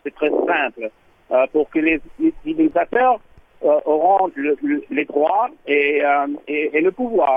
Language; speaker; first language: French; non-native, learner; English